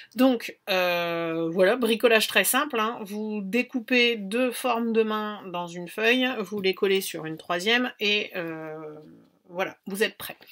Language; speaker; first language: French; native; French